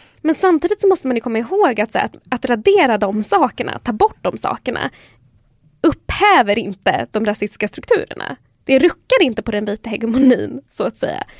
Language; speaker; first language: Swedish; early bilingual, other home language; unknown